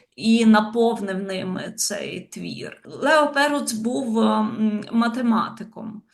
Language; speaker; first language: Ukrainian; native; Ukrainian